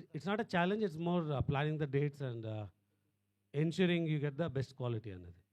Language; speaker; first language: English; non-native, local second language; Telugu